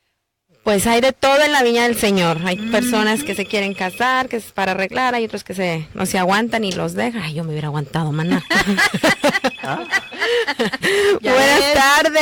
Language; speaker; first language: Spanish; native; Spanish